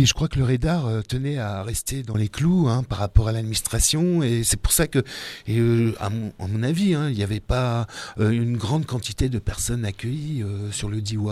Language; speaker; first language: French; native; French